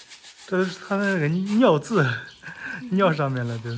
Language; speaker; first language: Chinese; native; Chinese